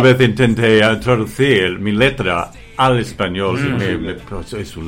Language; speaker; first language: Spanish; non-native, fluent; English